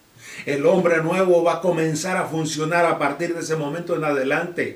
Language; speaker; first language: Spanish; native; Spanish